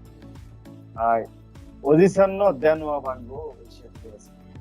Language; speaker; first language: Japanese; non-native, fluent; Bangla